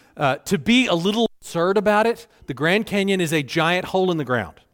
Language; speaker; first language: English; native; English